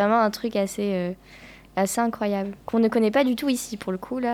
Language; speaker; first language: French; native; French